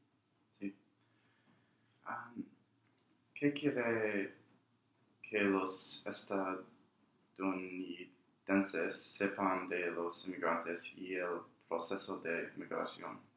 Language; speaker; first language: Spanish; non-native, learner; English